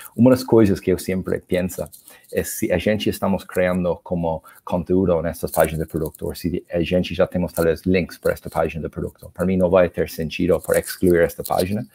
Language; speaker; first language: Portuguese; non-native, learner; English